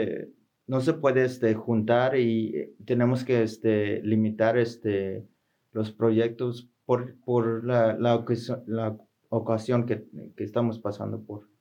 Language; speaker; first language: Spanish; early bilingual, heritage; Spanish